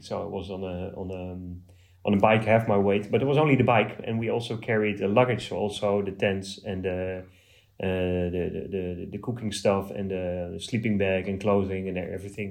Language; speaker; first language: English; non-native, fluent; Dutch